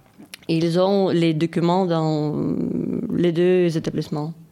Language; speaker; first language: French; non-native, fluent; Ukrainian